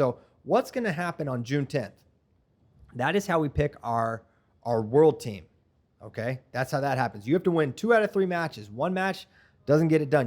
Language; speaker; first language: English; native; English